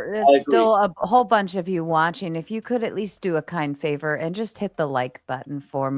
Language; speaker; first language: English; native; English